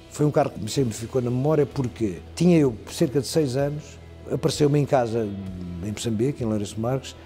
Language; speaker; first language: Portuguese; native; Portuguese